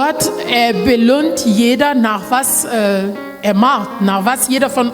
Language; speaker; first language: German; non-native, learner; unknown